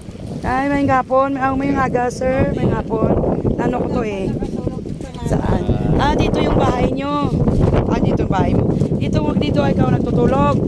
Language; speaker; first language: Filipino; non-native, local second language; Hiligaynon